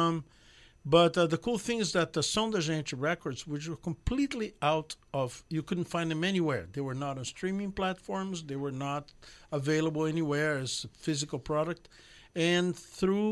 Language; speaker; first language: English; non-native, fluent; Portuguese